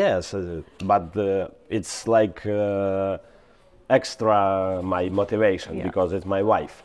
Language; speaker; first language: English; non-native, learner; Ukrainian